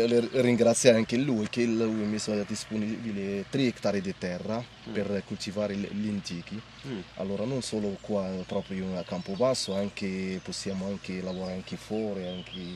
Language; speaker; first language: Italian; non-native, learner; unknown